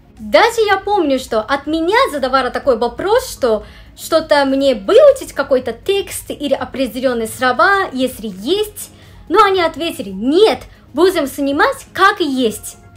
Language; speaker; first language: Russian; non-native, fluent; Japanese